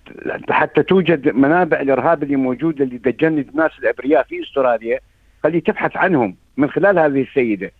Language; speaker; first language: Arabic; native; Arabic